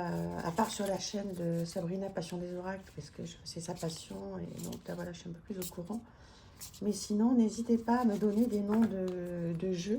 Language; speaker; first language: French; native; French